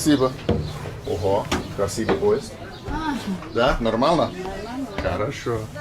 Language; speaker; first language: Russian; non-native, learner; English